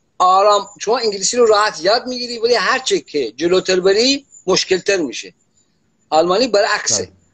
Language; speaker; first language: Persian; non-native, local second language; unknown